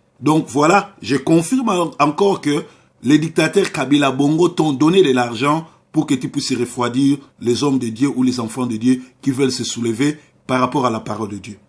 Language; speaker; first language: French; non-native, local second language; Lingala